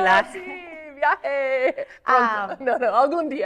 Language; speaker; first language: Spanish; non-native, fluent; English